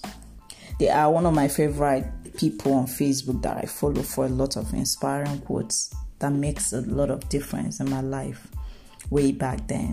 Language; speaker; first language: English; non-native, local second language; Igbo